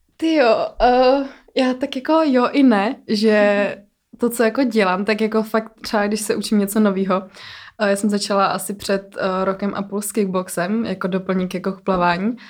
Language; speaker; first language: Czech; native; Czech